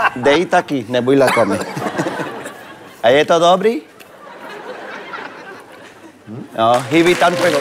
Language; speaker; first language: Czech; non-native, fluent; French